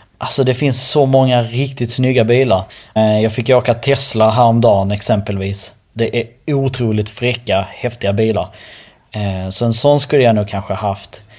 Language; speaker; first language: Swedish; early bilingual, other home language; Albanian